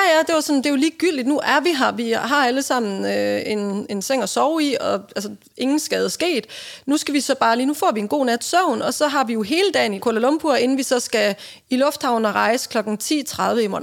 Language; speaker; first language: Danish; native; Danish